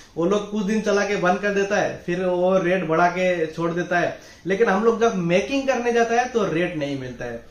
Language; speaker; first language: Hindi; non-native, local second language; Bangla